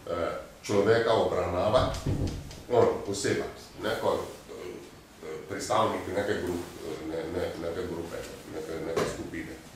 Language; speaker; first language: Slovenian; non-native, fluent; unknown